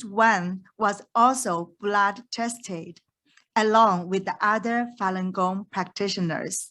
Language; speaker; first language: English; non-native, fluent; Chinese